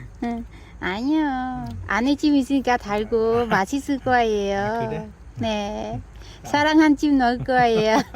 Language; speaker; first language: Korean; non-native, learner; Vietnamese